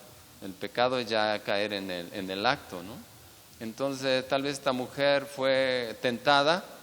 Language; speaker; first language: Spanish; native; Spanish